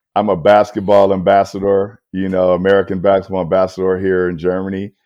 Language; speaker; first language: English; native; English